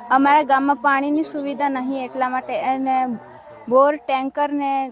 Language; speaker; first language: Gujarati; non-native, local second language; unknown